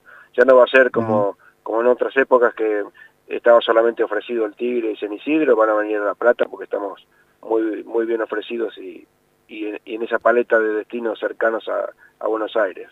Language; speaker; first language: Spanish; native; Spanish